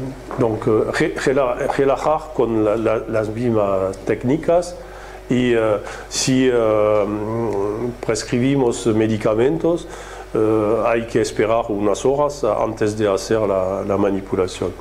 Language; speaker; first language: Spanish; non-native, fluent; French